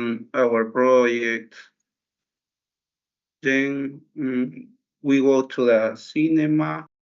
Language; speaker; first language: English; non-native, learner; Spanish